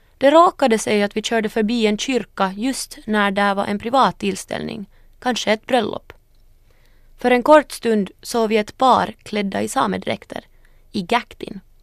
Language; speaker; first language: Swedish; early bilingual, other home language; Northern Sami